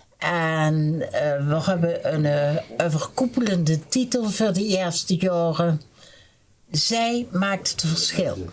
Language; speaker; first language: Dutch; native; Dutch